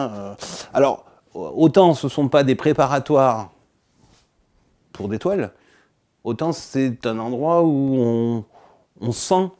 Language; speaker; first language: French; native; French